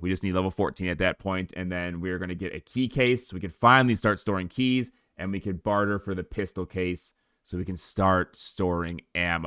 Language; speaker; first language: English; native; English